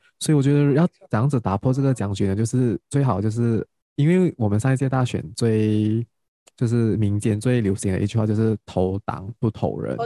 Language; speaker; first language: Chinese; native; Chinese